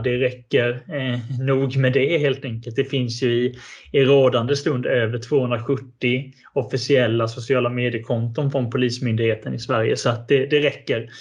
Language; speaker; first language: Swedish; native; Swedish